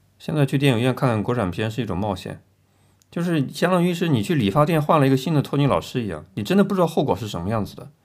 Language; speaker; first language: Chinese; native; Chinese